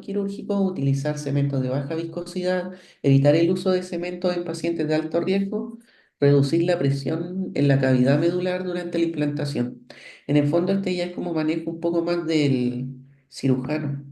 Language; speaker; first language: Spanish; native; Spanish